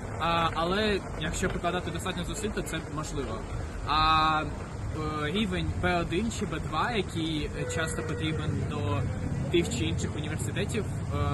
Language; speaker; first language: Ukrainian; non-native, local second language; Russian